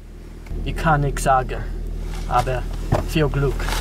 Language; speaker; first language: German; non-native, learner; English